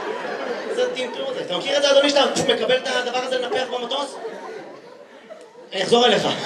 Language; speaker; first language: Hebrew; native; Hebrew